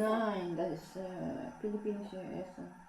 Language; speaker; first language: German; non-native, learner; Filipino